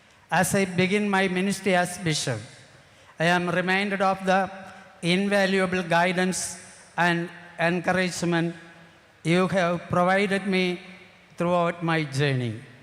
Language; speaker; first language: English; non-native, local second language; Malayalam